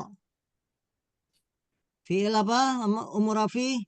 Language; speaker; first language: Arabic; non-native, fluent; Indonesian